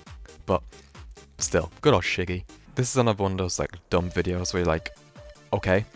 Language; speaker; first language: English; native; English